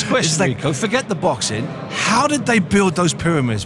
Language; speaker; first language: English; native; English